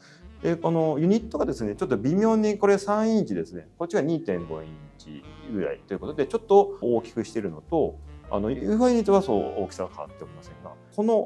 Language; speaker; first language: Japanese; native; Japanese